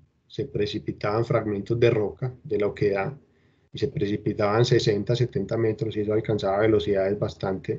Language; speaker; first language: Spanish; native; Spanish